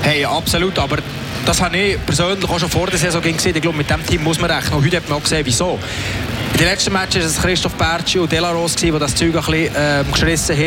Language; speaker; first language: German; native; German